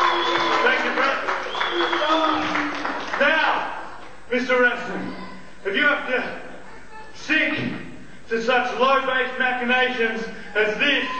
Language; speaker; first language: English; native; English